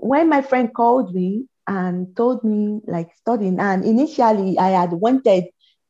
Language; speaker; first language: English; non-native, local second language; Yoruba